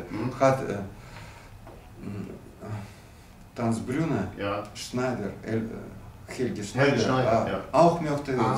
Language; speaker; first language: German; non-native, learner; Russian